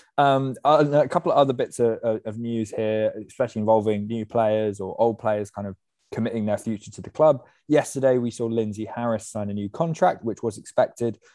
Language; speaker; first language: English; native; English